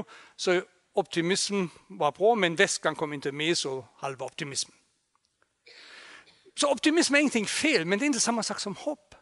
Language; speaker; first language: Swedish; non-native, fluent; German